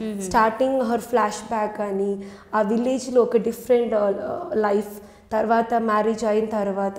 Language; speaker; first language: Telugu; non-native, learner; Malayalam